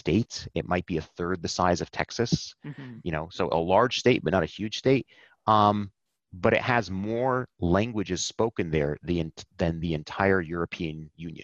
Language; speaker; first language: English; native; English